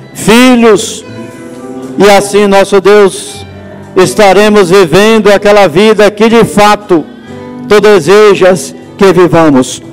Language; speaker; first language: Portuguese; native; Portuguese